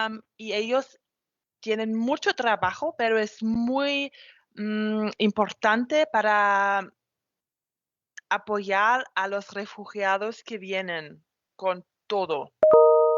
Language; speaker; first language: Spanish; non-native, fluent; German